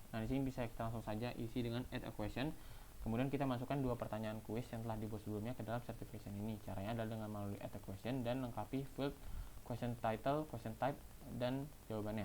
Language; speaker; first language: Indonesian; native; Indonesian